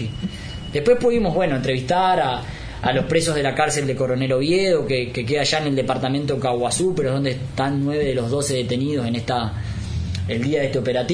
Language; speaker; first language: Spanish; native; Spanish